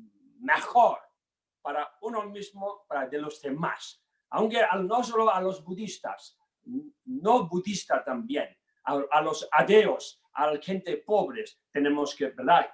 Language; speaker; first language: Spanish; non-native, learner; Tibetan